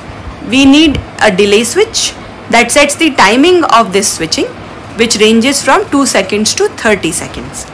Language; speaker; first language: English; non-native, local second language; Hindi